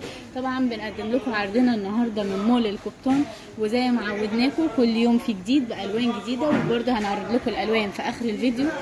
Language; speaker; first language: Arabic; native; Arabic